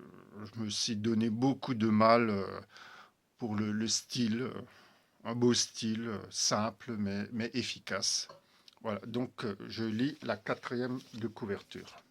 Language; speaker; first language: French; native; French